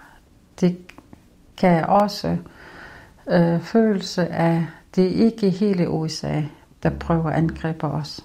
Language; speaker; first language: Danish; non-native, local second language; Kalaallisut